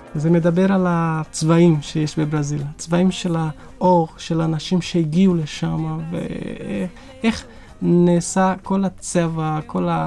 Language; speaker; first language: Hebrew; non-native, learner; Portuguese